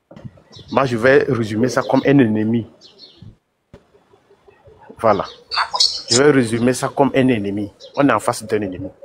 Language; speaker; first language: French; non-native, local second language; Ewe